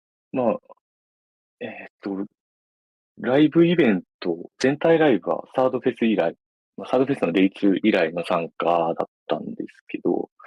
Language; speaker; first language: Japanese; native; Japanese